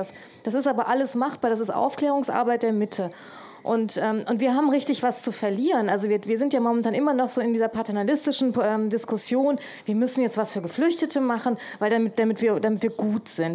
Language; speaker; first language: German; native; German